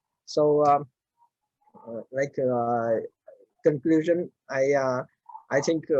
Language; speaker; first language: English; non-native, learner; Vietnamese